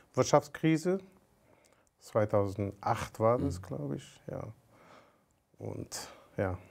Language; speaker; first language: German; non-native, fluent; Persian